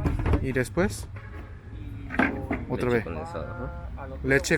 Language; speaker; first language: Spanish; non-native, learner; Korean